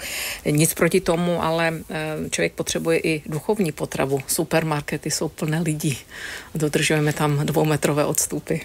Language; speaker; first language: Czech; native; Czech